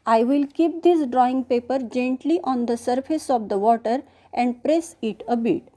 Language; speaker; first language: English; non-native, local second language; Marathi